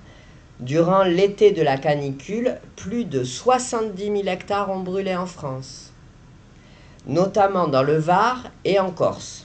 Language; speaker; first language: French; native; French